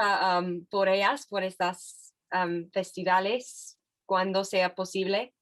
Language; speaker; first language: Spanish; non-native, fluent; English